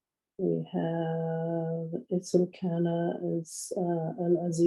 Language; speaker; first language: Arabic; non-native, learner; English